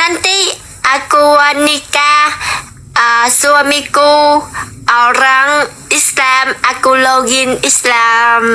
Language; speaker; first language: Indonesian; non-native, learner; Vietnamese